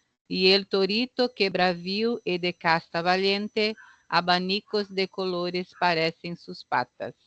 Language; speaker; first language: Spanish; non-native, learner; Portuguese